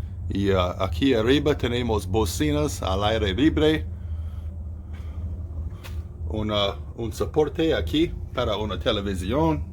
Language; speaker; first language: Spanish; non-native, fluent; English